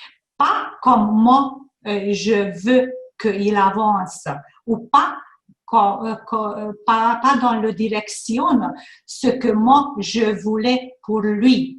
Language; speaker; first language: French; non-native, fluent; Hungarian